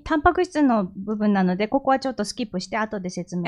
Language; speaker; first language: Japanese; non-native, fluent; Korean